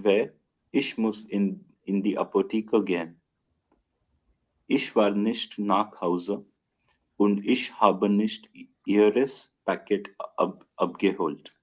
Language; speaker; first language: German; non-native, learner; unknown